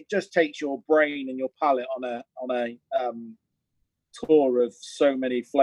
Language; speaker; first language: English; native; English